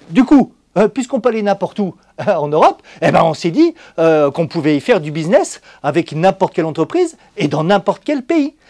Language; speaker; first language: French; native; French